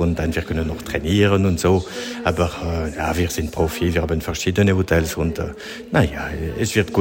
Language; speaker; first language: German; non-native, local second language; French